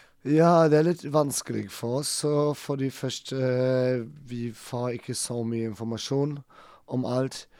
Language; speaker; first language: Norwegian; non-native, learner; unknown